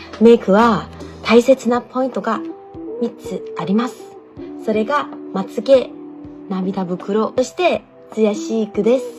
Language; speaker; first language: Japanese; non-native, learner; Thai